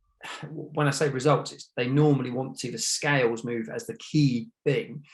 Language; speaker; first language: English; native; English